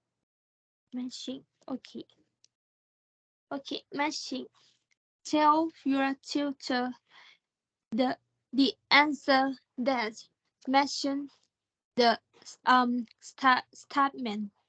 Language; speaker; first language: English; non-native, learner; Thai